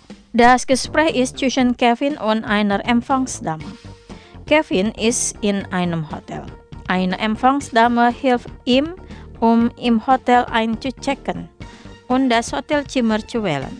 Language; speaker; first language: German; non-native, fluent; Indonesian